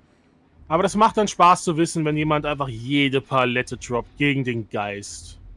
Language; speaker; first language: German; native; German